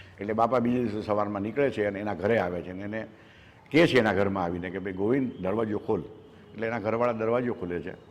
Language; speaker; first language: Gujarati; native; Gujarati